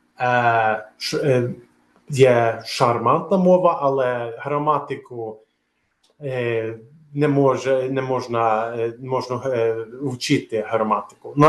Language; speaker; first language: Ukrainian; non-native, learner; Swedish